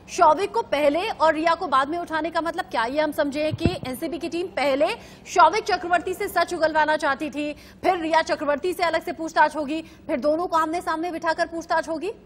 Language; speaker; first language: Hindi; native; Hindi